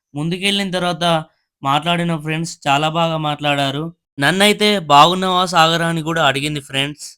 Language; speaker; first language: Telugu; native; Telugu